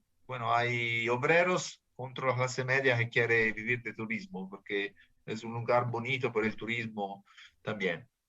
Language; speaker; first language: Spanish; non-native, fluent; Italian